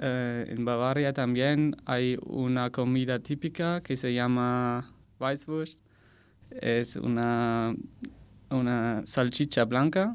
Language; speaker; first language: Spanish; non-native, learner; German